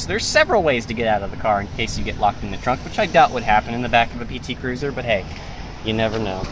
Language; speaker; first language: English; native; English